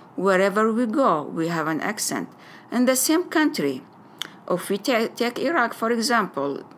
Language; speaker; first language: English; non-native, fluent; Arabic